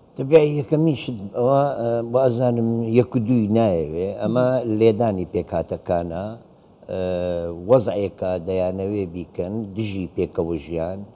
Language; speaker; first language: Central Kurdish; non-native, local second language; Syriac